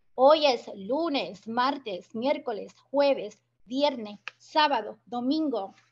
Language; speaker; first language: Spanish; early bilingual, heritage; Spanish